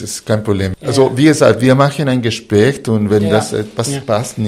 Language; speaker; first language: German; non-native, fluent; Spanish